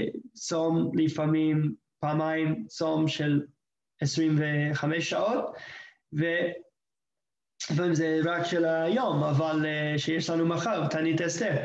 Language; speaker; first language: Hebrew; non-native, fluent; English